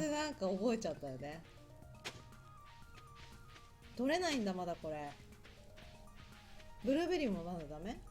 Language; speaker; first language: Japanese; native; Japanese